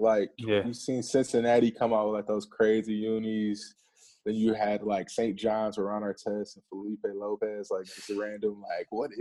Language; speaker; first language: English; native; English